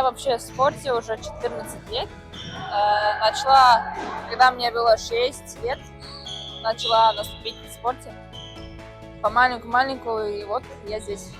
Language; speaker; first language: Russian; non-native, fluent; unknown